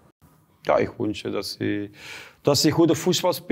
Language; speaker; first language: German; non-native, learner; Dutch